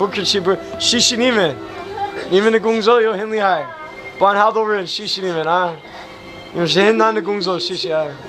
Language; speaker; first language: Chinese; non-native, learner; English